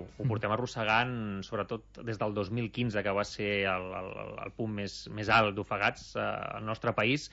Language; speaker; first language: Catalan; native; Catalan